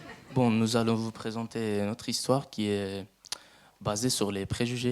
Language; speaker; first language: French; non-native, fluent; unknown